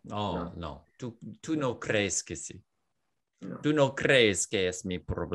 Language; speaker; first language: Spanish; non-native, learner; English